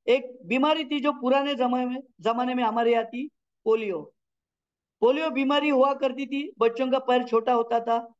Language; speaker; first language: Hindi; non-native, local second language; Marathi